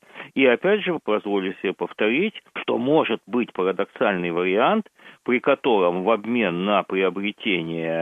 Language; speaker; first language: Russian; native; Russian